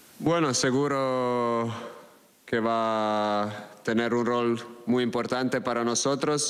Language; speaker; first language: Spanish; non-native, fluent; Croatian